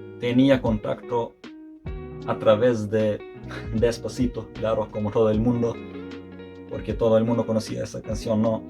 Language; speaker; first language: Spanish; non-native, fluent; Serbian